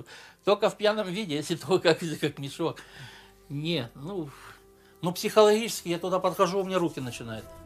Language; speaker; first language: Russian; native; Russian